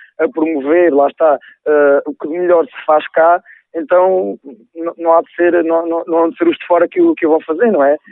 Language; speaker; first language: Portuguese; native; Portuguese